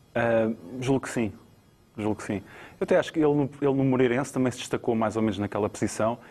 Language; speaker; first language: Portuguese; native; Portuguese